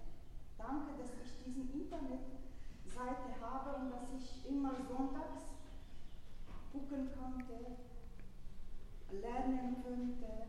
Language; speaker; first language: German; early bilingual, other home language; Russian